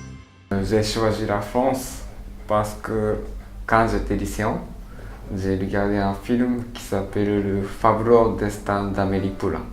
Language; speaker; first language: French; non-native, learner; Japanese